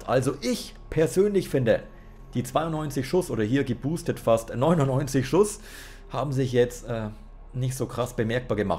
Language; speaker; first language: German; native; German